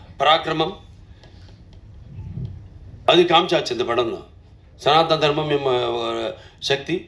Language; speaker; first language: Tamil; non-native, local second language; Telugu